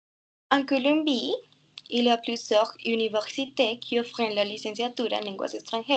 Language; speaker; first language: French; non-native, learner; Spanish